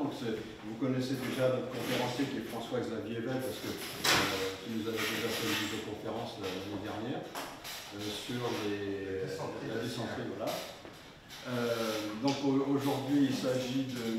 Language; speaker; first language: French; native; French